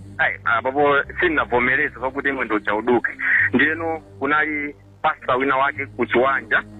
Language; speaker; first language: Nyanja; non-native, local second language; Tumbuka